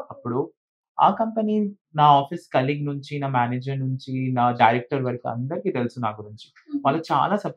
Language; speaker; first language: Telugu; non-native, fluent; Bangla